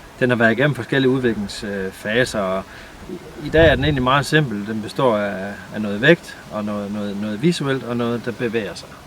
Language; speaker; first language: Danish; native; Danish